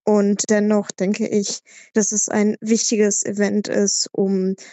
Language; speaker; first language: German; native; German